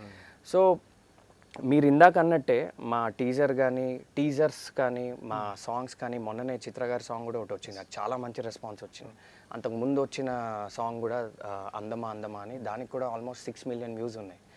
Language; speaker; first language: Telugu; native; Telugu